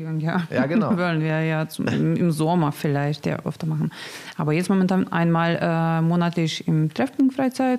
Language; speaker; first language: German; non-native, learner; Russian